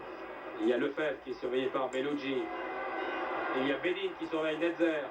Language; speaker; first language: French; native; French